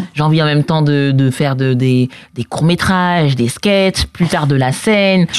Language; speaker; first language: French; native; French